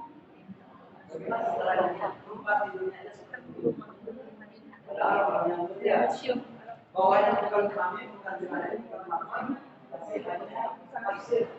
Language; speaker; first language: Indonesian; non-native, local second language; Sundanese